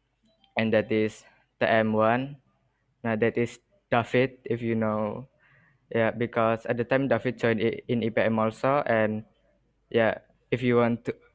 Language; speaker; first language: English; non-native, learner; Indonesian